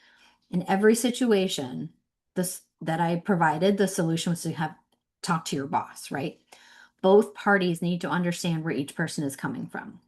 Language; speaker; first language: English; native; English